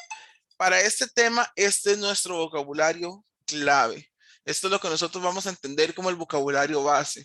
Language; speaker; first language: Spanish; native; Spanish